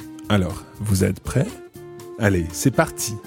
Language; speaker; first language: French; non-native, fluent; English